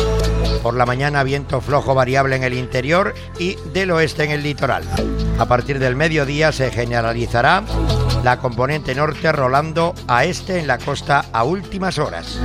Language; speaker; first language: Spanish; native; Spanish